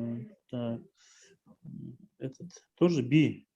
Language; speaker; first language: Russian; non-native, local second language; Kyrgyz